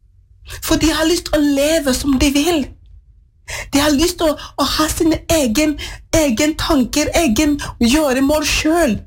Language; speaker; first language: Norwegian; non-native, fluent; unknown